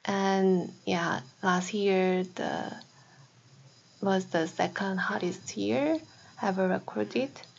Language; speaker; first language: English; non-native, fluent; Korean